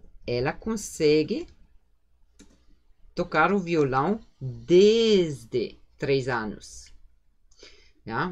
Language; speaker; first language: Portuguese; non-native, fluent; German